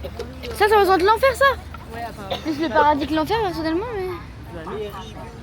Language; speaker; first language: French; native; French